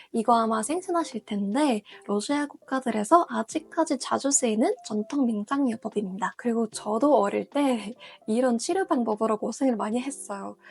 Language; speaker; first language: Korean; non-native, fluent; Russian